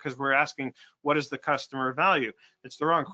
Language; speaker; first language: English; native; English